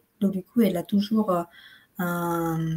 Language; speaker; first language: French; non-native, fluent; Vietnamese